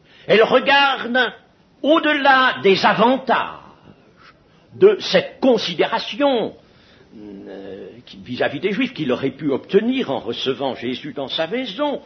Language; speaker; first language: French; native; French